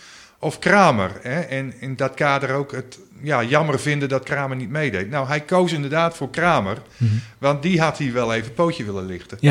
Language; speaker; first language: Dutch; native; Dutch